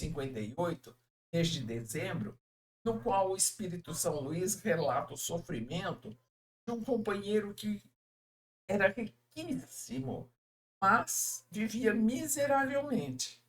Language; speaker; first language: Portuguese; native; Portuguese